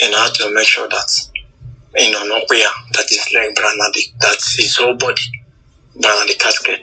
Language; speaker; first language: English; non-native, local second language; Igbo